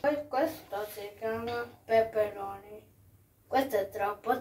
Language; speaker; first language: Italian; early bilingual, other home language; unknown